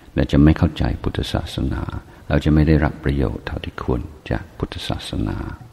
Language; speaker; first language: Thai; non-native, fluent; English